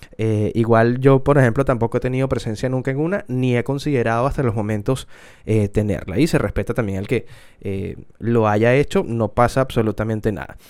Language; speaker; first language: Spanish; native; Spanish